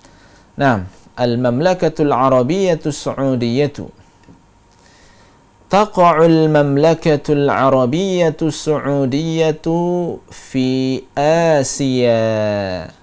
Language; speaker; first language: Arabic; non-native, fluent; Indonesian